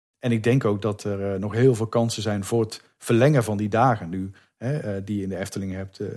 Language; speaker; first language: Dutch; native; Dutch